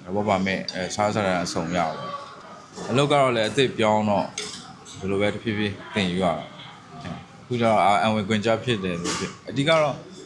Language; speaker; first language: Burmese; native; Burmese